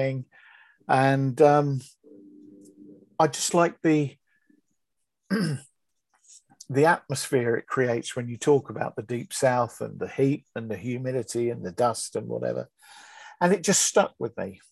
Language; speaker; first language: English; native; English